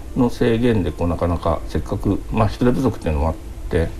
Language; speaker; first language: Japanese; native; Japanese